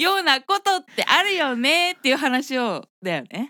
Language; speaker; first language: Japanese; early bilingual, heritage; Japanese